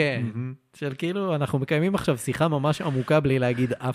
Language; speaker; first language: Hebrew; native; Hebrew